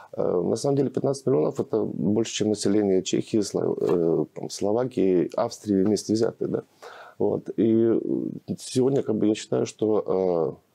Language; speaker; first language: Russian; native; Russian